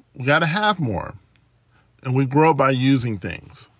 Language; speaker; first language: English; native; English